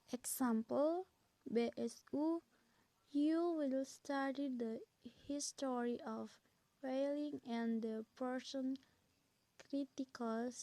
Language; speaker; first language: English; non-native, learner; Indonesian